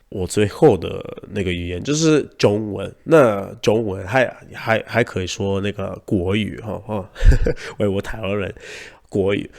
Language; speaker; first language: Chinese; non-native, learner; Spanish